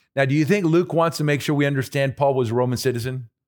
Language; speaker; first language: English; early bilingual, other home language; Spanish